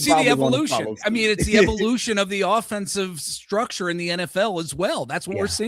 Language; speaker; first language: English; native; English